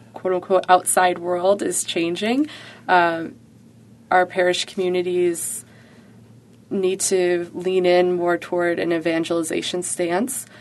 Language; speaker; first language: English; native; English